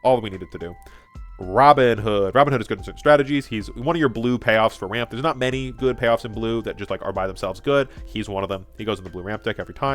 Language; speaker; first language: English; native; English